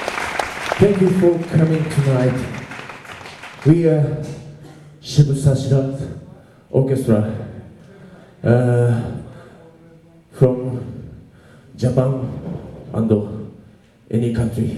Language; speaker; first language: English; non-native, learner; Japanese